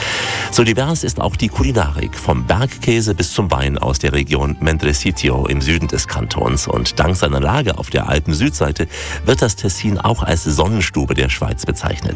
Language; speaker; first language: German; native; German